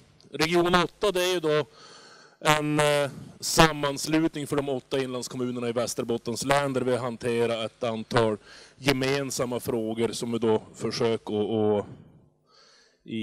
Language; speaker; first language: Swedish; native; Swedish